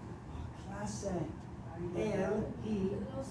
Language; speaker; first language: Spanish; non-native, fluent; English